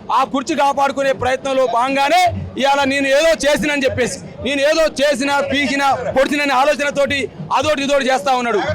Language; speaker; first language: Telugu; native; Telugu